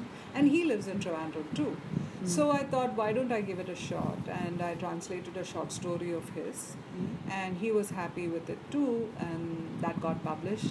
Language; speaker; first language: English; non-native, local second language; Malayalam